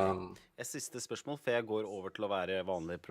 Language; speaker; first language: Norwegian; native; Norwegian